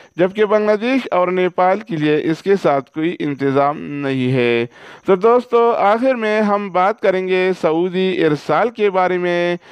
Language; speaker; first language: Urdu; non-native, local second language; Pashto